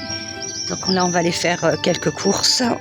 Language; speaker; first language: French; native; French